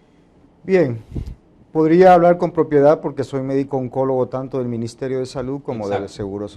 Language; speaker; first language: Spanish; native; Spanish